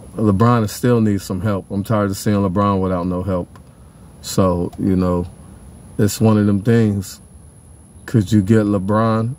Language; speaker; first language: English; native; English